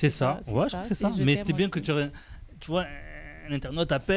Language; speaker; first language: French; native; French